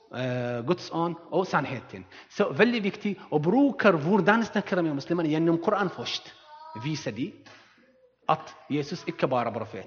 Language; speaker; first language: Norwegian; non-native, learner; Arabic